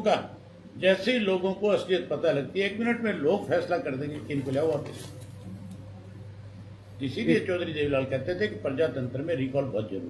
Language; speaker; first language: Hindi; native; Hindi